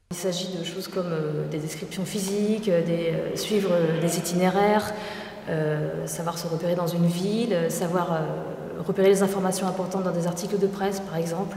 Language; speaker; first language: French; native; French